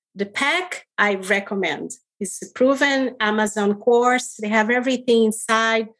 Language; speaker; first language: English; non-native, fluent; Portuguese